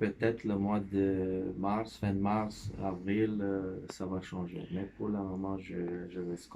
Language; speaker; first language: French; non-native, fluent; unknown